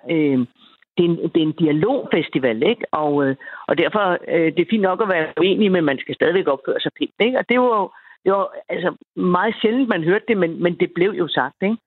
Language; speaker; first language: Danish; native; Danish